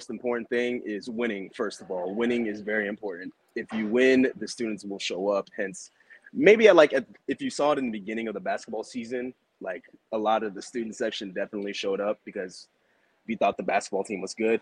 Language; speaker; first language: English; native; English